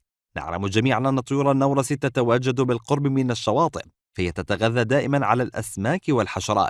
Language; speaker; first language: Arabic; native; Arabic